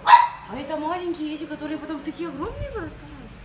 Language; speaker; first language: Russian; native; Russian